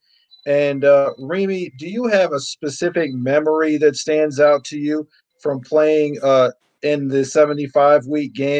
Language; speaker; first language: English; native; English